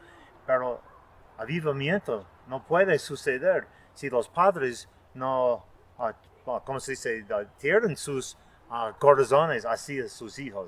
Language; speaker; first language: Spanish; non-native, fluent; English